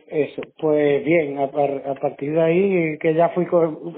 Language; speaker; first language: Spanish; native; Spanish